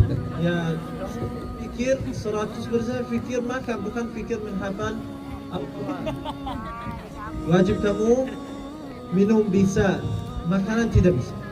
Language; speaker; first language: Indonesian; non-native, learner; Arabic